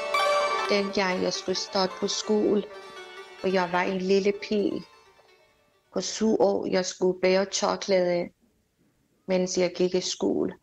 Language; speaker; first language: Danish; non-native, fluent; Persian